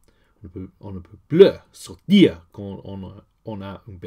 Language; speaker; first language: French; non-native, learner; English